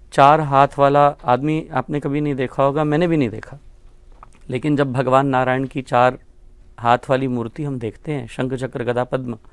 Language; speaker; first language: Hindi; native; Hindi